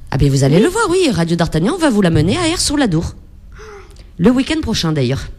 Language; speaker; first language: French; native; French